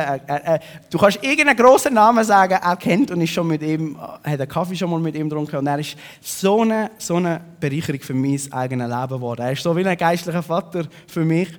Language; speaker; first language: German; native; German